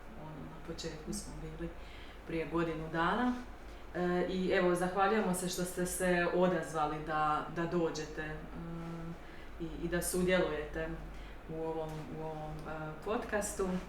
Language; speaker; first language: Croatian; native; Croatian